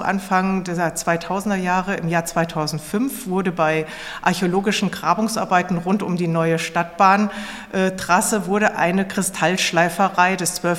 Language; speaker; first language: German; native; German